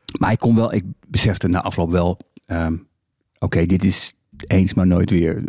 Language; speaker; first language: Dutch; native; Dutch